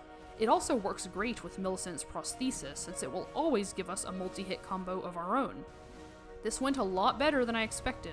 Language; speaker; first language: English; native; English